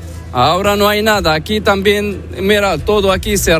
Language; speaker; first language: Spanish; non-native, learner; Arabic